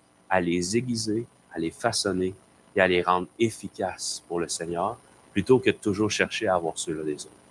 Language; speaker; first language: French; native; French